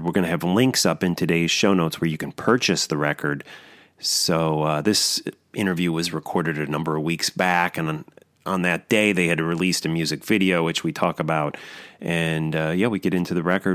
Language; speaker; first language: English; native; English